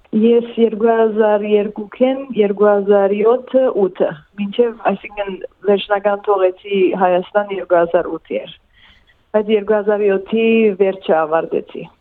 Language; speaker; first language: Armenian; early bilingual, heritage; Armenian